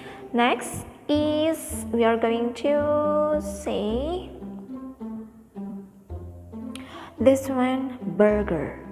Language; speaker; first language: English; non-native, fluent; Indonesian